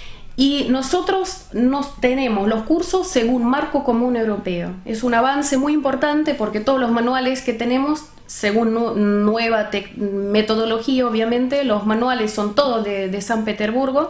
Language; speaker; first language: Spanish; non-native, fluent; Russian